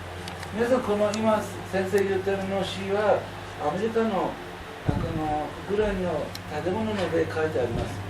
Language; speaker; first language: Japanese; non-native, learner; Persian